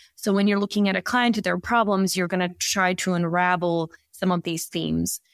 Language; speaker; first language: English; early bilingual, other home language; Bosnian